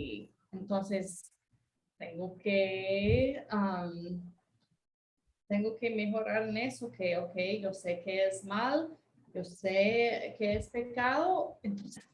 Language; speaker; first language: Spanish; non-native, fluent; English